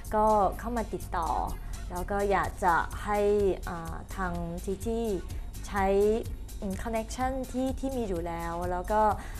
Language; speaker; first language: Thai; non-native, fluent; Chinese